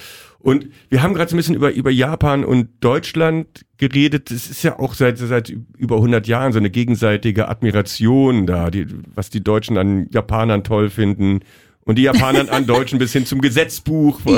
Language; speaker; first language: German; native; German